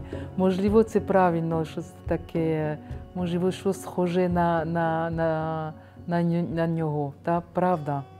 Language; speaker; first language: Ukrainian; non-native, fluent; French